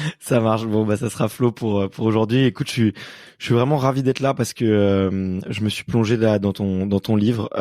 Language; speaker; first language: French; native; French